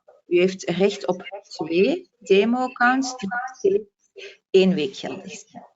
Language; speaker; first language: Dutch; native; Dutch